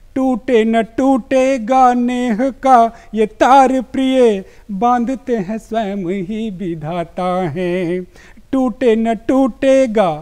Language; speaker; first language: Hindi; native; Hindi